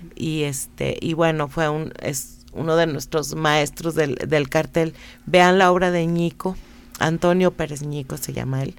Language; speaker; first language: Spanish; native; Spanish